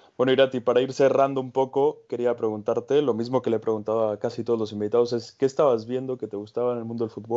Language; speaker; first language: Spanish; native; Spanish